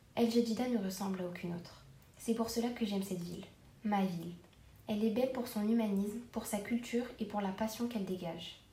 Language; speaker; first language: French; non-native, local second language; Arabic